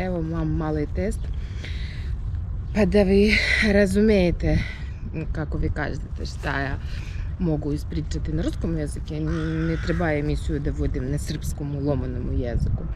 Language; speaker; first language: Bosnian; non-native, learner; Ukrainian